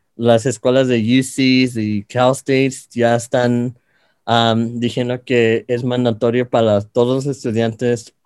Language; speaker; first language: Spanish; early bilingual, heritage; Spanish